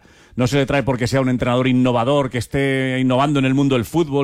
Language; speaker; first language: Spanish; native; Spanish